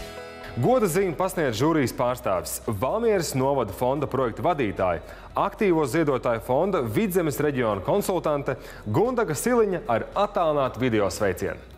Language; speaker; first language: Latvian; native; Latvian